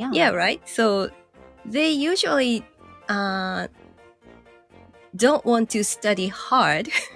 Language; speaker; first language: English; non-native, learner; Japanese